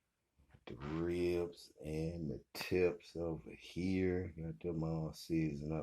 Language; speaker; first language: English; native; English